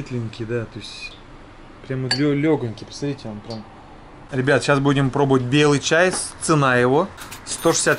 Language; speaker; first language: Russian; native; Russian